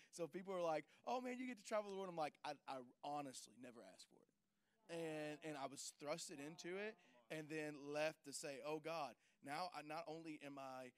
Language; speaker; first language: English; native; English